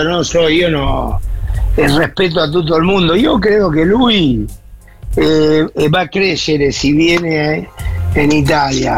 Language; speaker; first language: Italian; non-native, fluent; Spanish